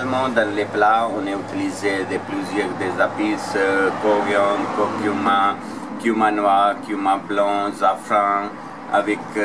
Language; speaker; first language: French; non-native, learner; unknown